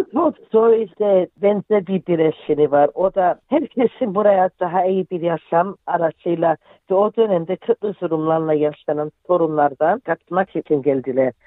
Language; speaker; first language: Turkish; early bilingual, heritage; Turkish